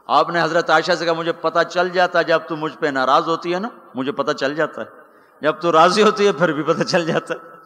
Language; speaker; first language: Urdu; non-native, local second language; Punjabi